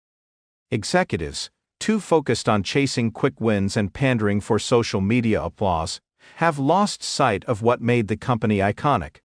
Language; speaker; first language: English; native; English